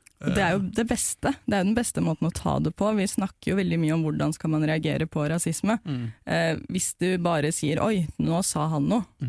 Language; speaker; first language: Norwegian; native; Norwegian